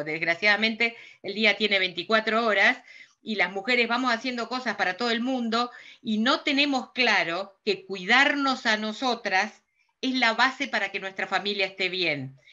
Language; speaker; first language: Spanish; native; Spanish